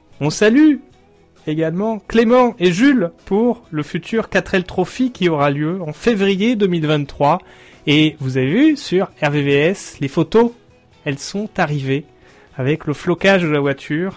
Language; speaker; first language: French; native; French